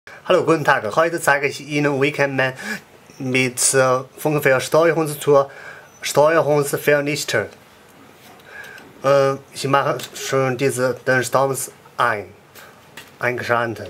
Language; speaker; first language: German; non-native, learner; Chinese